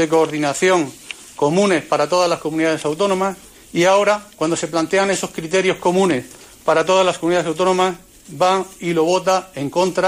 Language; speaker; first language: Spanish; native; Spanish